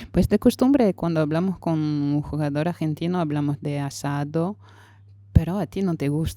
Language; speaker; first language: Spanish; non-native, fluent; French